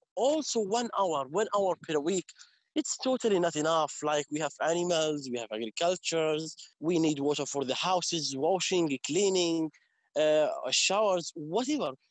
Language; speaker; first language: English; non-native, fluent; Arabic